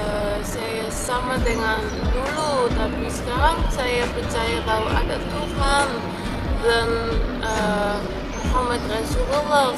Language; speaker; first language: Indonesian; non-native, fluent; Dutch